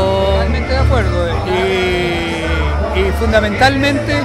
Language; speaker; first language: Spanish; native; Spanish